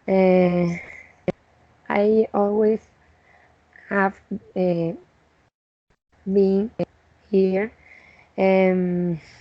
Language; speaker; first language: English; non-native, learner; Spanish